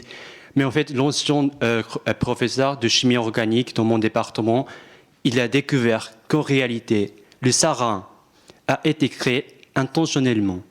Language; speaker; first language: French; non-native, fluent; Japanese